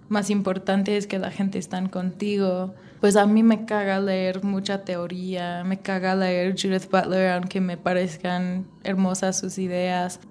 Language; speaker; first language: Spanish; non-native, fluent; English